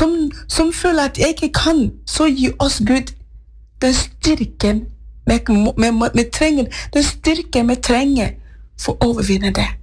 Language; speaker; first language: Norwegian; non-native, fluent; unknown